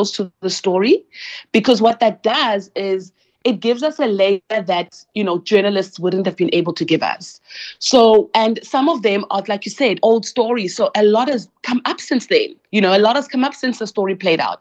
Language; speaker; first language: English; non-native, local second language; Xhosa